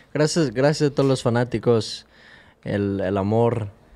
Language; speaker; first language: Spanish; non-native, learner; English